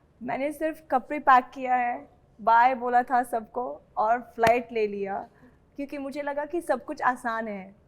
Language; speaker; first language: Hindi; non-native, fluent; English